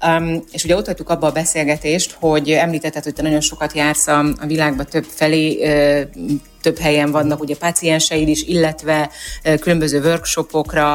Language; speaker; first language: Hungarian; native; Hungarian